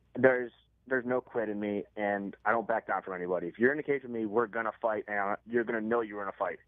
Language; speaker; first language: English; native; English